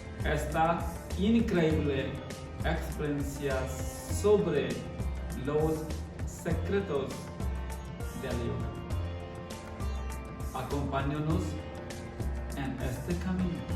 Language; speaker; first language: Spanish; non-native, learner; Hindi